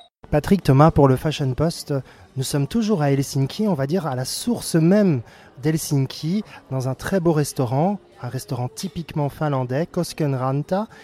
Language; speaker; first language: French; native; French